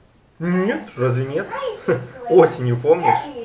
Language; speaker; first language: Russian; native; Russian